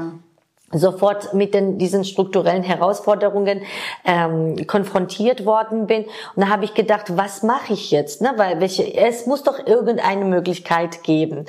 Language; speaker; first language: German; non-native, fluent; Georgian